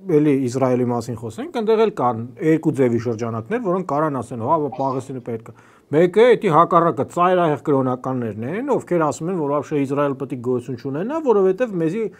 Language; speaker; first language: Armenian; native; Armenian